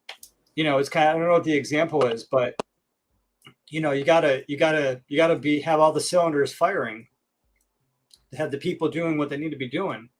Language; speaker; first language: English; native; English